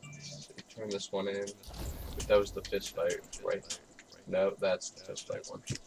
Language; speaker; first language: English; native; English